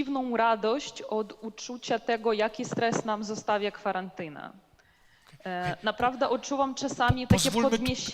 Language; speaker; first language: Polish; non-native, learner; Ukrainian